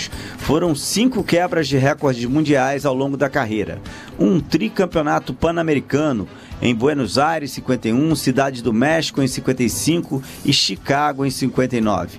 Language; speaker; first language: Portuguese; native; Portuguese